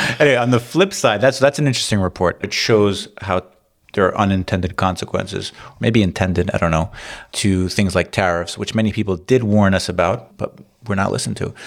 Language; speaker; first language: English; native; English